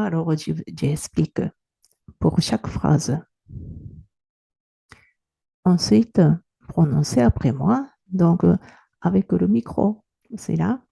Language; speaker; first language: French; non-native, fluent; Japanese